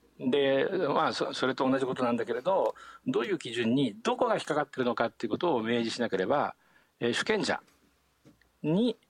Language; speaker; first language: Japanese; native; Japanese